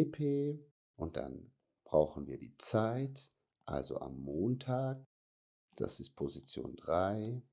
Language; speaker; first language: German; non-native, fluent; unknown